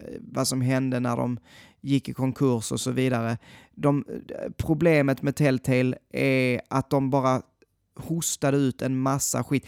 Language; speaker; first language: Swedish; native; Swedish